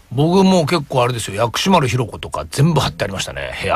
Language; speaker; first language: Japanese; native; Japanese